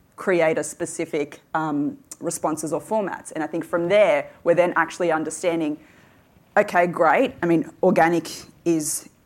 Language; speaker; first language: English; early bilingual, other home language; Hindi